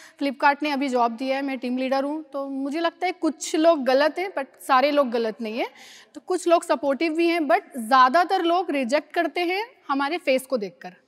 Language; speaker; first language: Hindi; native; Hindi